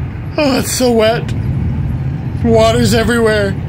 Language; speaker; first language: English; native; English